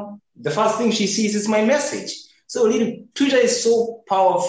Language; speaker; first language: English; non-native, local second language; Kikuyu